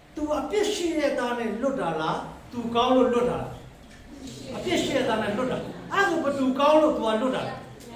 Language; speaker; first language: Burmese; non-native, local second language; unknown